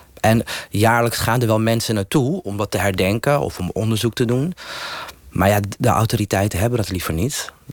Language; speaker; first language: Dutch; early bilingual, other home language; Riffian